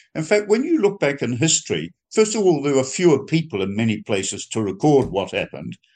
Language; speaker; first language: English; native; English